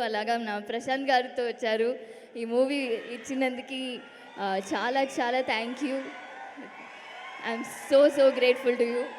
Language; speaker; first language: Telugu; non-native, learner; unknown